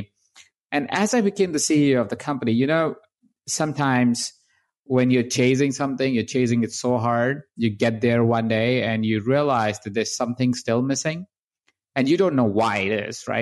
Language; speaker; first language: English; non-native, local second language; Hindi